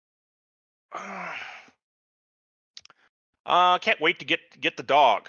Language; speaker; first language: English; native; English